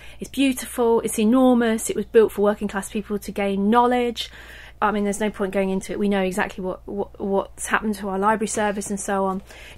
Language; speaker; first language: English; native; English